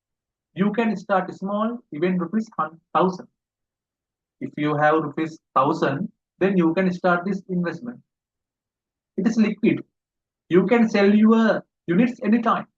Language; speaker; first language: English; non-native, local second language; Sinhala